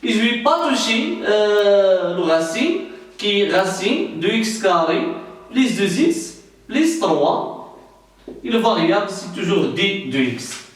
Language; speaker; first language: French; non-native, local second language; Arabic